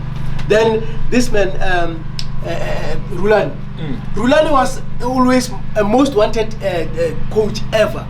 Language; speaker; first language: English; non-native, local second language; Northern Sotho